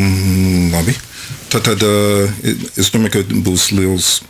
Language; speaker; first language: Latvian; non-native, fluent; English